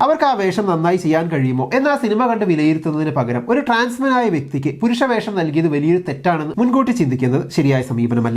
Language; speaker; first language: Malayalam; native; Malayalam